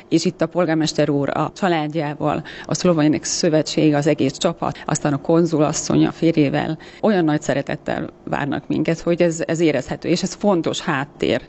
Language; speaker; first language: Hungarian; non-native, fluent; Finnish